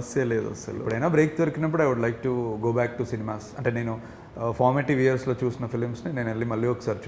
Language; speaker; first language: Telugu; native; Telugu